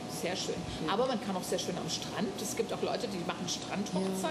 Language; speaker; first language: German; native; German